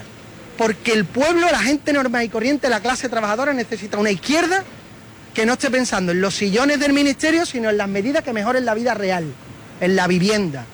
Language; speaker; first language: Spanish; native; Spanish